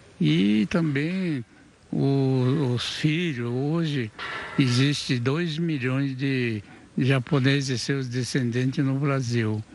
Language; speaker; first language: Portuguese; early bilingual, other home language; Japanese